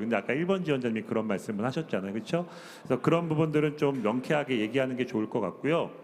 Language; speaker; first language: Korean; native; Korean